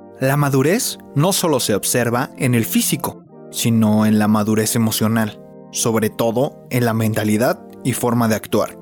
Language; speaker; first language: Spanish; native; Spanish